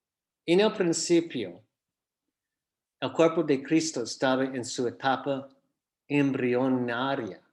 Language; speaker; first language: Spanish; non-native, fluent; English